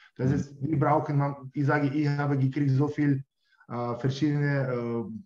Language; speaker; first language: German; non-native, learner; Ukrainian